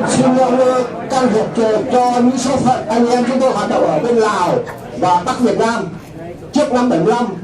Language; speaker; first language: Vietnamese; native; Vietnamese